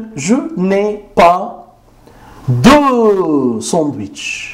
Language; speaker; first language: French; non-native, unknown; Arabic